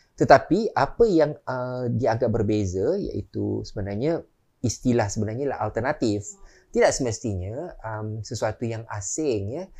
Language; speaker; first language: Malay; native; Malay